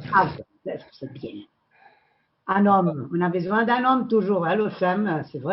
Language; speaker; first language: French; non-native, learner; Spanish